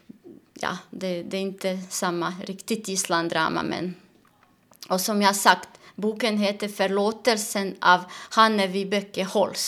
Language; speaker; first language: Swedish; non-native, fluent; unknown